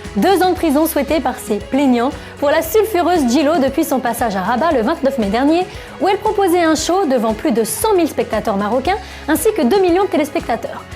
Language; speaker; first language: French; native; French